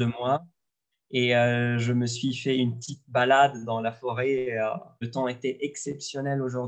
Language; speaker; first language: French; non-native, local second language; Arabic